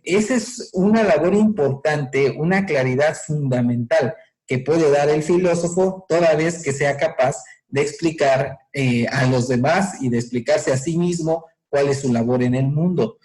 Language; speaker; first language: Spanish; native; Spanish